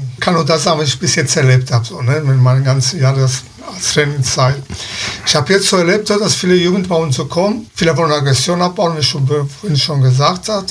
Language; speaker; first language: German; early bilingual, other home language; Italian